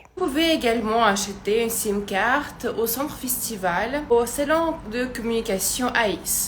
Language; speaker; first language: French; non-native, fluent; Russian